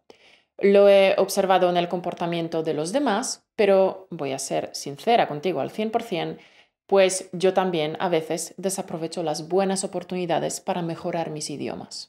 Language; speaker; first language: Spanish; native; Spanish